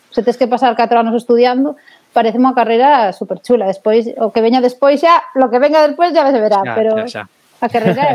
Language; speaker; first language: Galician; native; Galician